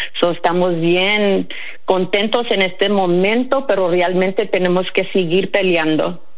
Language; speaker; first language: Spanish; early bilingual, heritage; Spanish